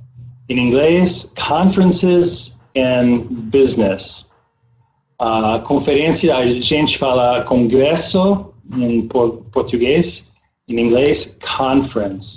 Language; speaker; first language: Portuguese; non-native, learner; English